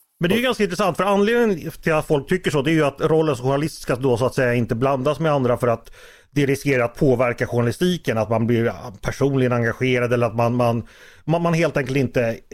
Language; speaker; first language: Swedish; native; Swedish